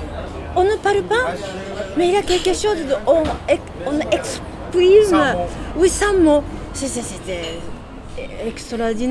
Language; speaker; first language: French; non-native, learner; Japanese